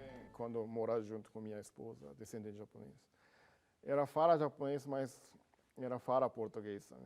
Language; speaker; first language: Portuguese; non-native, learner; Japanese